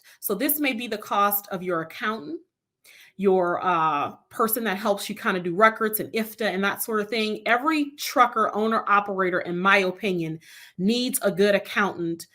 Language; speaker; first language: English; native; English